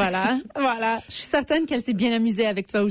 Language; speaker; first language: French; native; French